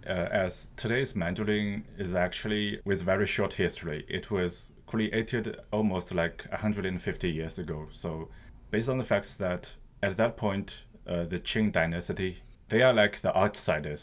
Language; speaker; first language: English; non-native, fluent; Chinese